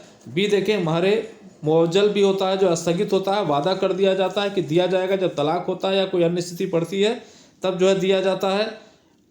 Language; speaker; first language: Hindi; native; Hindi